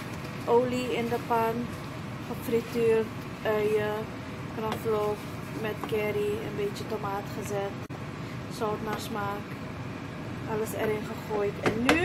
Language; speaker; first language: Dutch; non-native, local second language; Caribbean Hindustani